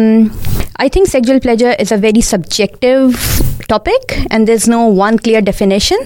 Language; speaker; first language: English; non-native, local second language; Urdu